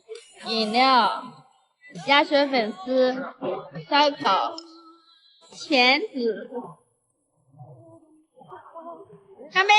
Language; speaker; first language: Chinese; native; Chinese